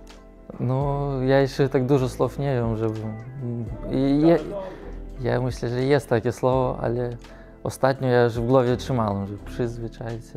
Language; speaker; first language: Polish; non-native, learner; Russian